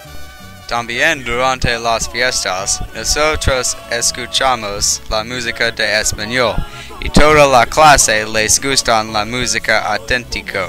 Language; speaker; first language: Spanish; non-native, learner; English